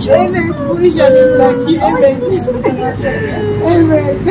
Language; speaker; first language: Turkish; non-native, learner; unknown